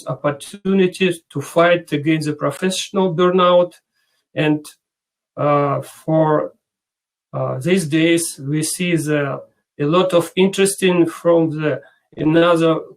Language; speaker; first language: English; non-native, learner; Russian